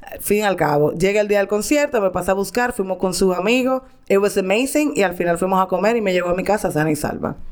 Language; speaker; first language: Spanish; native; Spanish